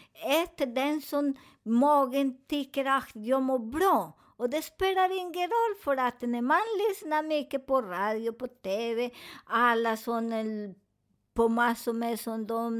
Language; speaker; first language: Swedish; non-native, learner; Spanish